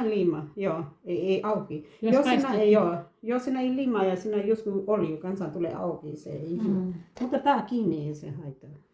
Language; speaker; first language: Finnish; non-native, learner; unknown